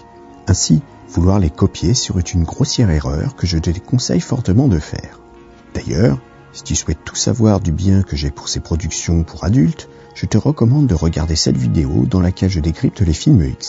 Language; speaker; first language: French; native; French